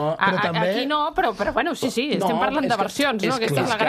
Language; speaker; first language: Catalan; native; Catalan